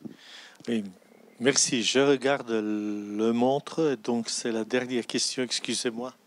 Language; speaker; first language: French; non-native, fluent; Bulgarian